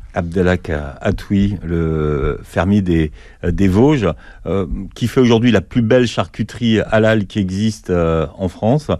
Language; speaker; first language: French; native; French